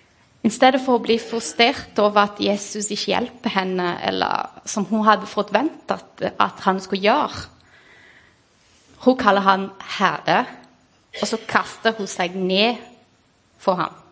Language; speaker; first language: Norwegian; non-native, fluent; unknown